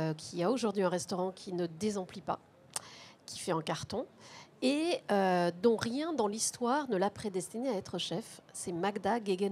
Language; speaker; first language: French; native; French